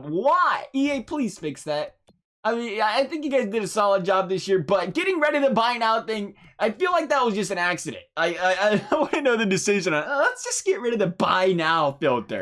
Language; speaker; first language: English; native; English